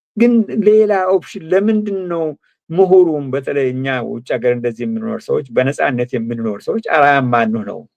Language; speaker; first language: Amharic; non-native, local second language; Oromo